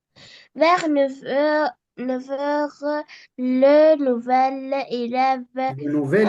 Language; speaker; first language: French; non-native, learner; Arabic